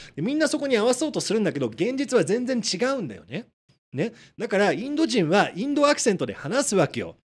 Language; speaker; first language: Japanese; native; Japanese